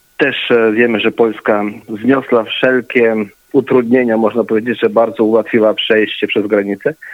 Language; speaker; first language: Polish; early bilingual, heritage; Polish